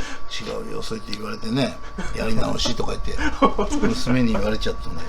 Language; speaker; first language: Japanese; native; Japanese